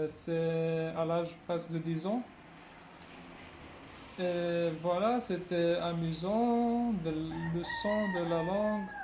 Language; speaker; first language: French; non-native, local second language; Arabic